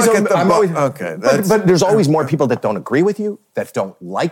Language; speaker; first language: English; native; English